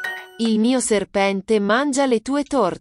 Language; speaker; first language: Italian; non-native, learner; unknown